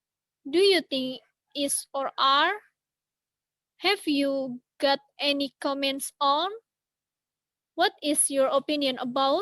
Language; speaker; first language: English; non-native, learner; Indonesian